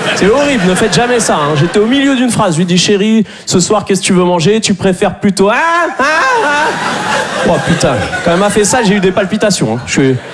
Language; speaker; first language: French; native; French